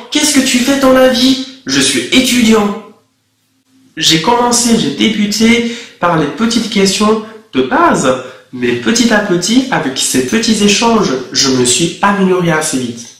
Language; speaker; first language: French; non-native, fluent; Chinese